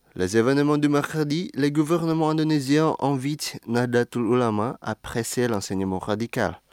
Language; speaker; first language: French; non-native, fluent; Indonesian